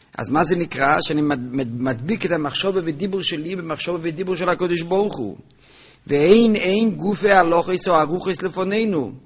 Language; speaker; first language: Hebrew; non-native, local second language; Yiddish